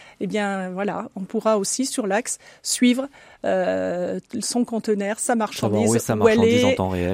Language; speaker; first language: French; native; French